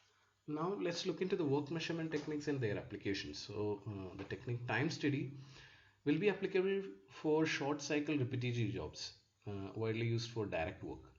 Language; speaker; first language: English; non-native, local second language; Malayalam